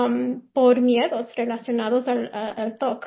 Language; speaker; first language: Spanish; early bilingual, heritage; Spanish